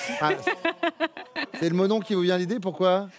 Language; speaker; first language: French; native; French